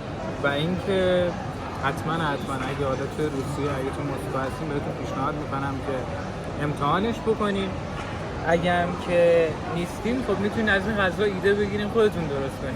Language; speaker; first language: Persian; native; Persian